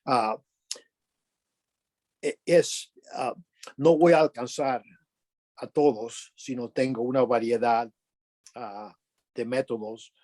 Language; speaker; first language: Spanish; early bilingual, other home language; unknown